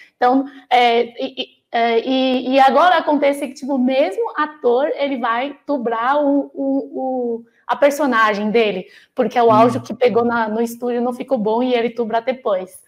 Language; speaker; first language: Portuguese; non-native, fluent; Chinese